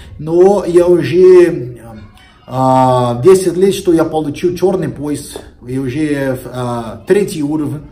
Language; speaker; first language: Russian; non-native, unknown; Portuguese